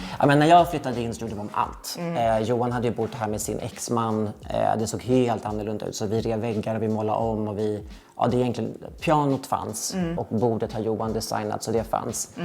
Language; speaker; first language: Swedish; early bilingual, heritage; Swedish